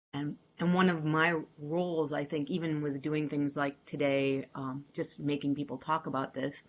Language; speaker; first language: English; native; English